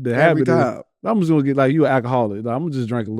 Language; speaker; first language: English; native; English